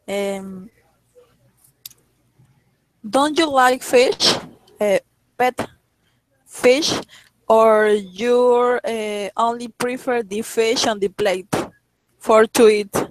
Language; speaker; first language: English; non-native, learner; Spanish